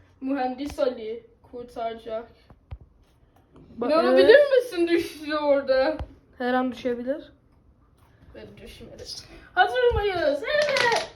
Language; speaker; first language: Turkish; early bilingual, heritage; Turkish